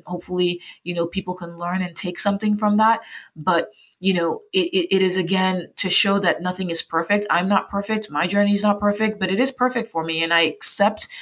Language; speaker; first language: English; non-native, local second language; Yoruba